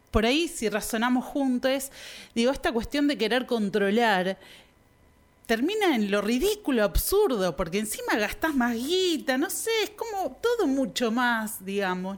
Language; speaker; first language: Spanish; native; Spanish